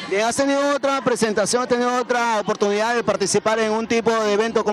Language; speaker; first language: Spanish; native; Spanish